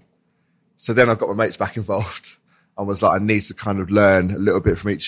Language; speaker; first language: English; native; English